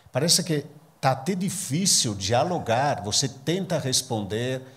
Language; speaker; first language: Portuguese; non-native, fluent; Italian